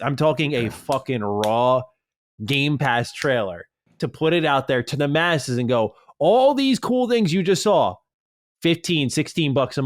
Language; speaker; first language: English; native; English